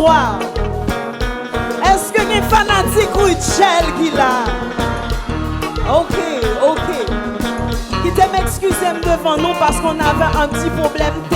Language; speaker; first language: French; non-native, local second language; Haitian Creole